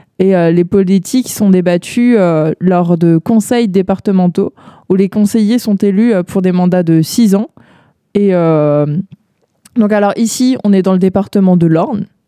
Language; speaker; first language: French; native; French